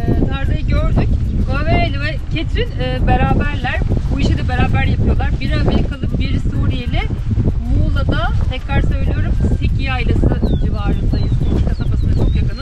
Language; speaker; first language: Turkish; native; Turkish